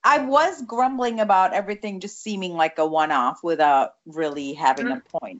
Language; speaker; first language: English; non-native, local second language; Tamil